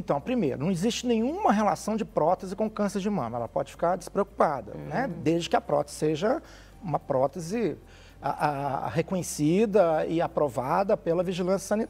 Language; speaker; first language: Portuguese; native; Portuguese